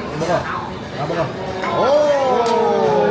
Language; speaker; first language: Korean; non-native, learner; Vietnamese